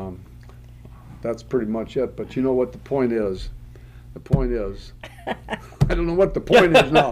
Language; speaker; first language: English; native; English